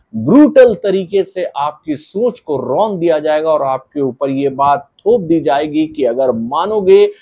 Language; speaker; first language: Hindi; native; Hindi